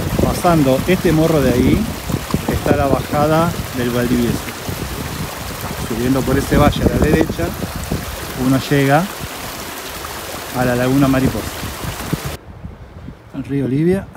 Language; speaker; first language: Spanish; native; Spanish